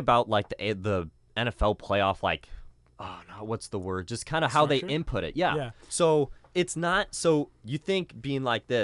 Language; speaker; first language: English; native; English